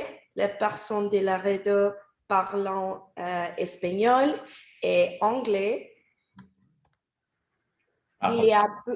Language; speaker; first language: French; non-native, learner; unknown